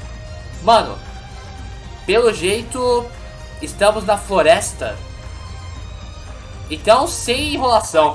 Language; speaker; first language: Portuguese; native; Portuguese